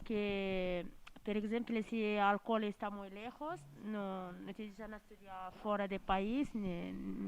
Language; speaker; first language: Spanish; non-native, learner; Arabic